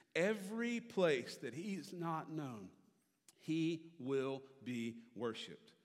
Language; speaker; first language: English; native; English